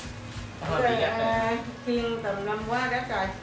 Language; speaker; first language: Vietnamese; native; Vietnamese